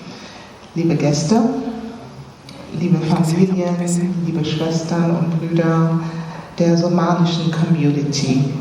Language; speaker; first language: German; early bilingual, other home language; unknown